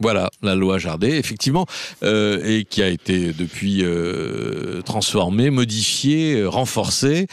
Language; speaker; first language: French; native; French